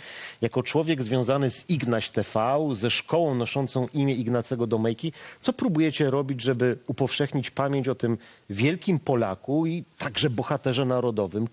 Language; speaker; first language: Polish; native; Polish